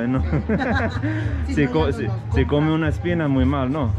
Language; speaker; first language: Spanish; non-native, learner; English